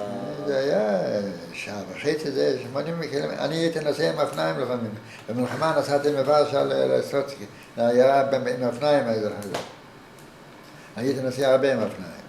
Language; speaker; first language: Hebrew; non-native, fluent; Yiddish